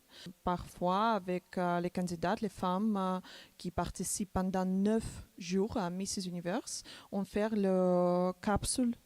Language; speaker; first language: French; non-native, learner; Macedonian